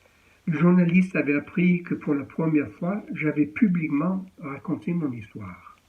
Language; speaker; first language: French; early bilingual, heritage; French